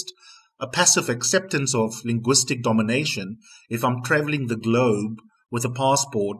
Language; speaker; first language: English; non-native, local second language; Afrikaans